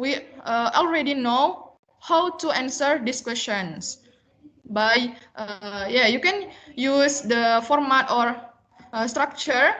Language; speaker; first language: English; non-native, learner; Indonesian